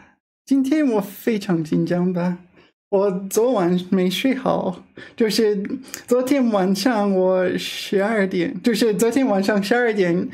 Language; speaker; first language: Chinese; non-native, fluent; English